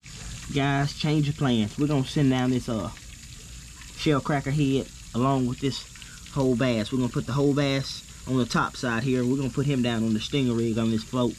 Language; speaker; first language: English; native; English